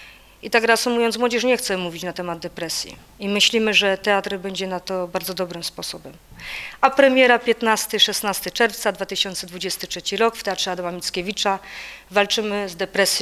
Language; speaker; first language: Polish; native; Polish